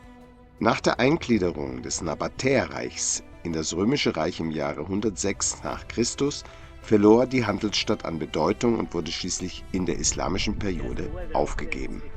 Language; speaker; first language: German; native; German